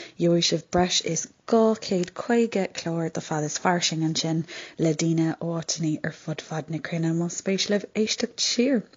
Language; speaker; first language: Irish; non-native, local second language; English